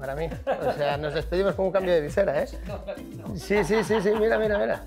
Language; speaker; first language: Spanish; native; Spanish